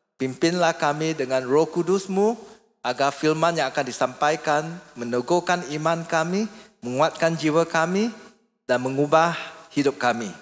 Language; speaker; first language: Malay; non-native, local second language; English